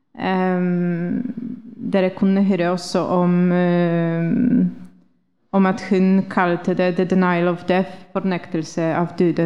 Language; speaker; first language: Norwegian; non-native, fluent; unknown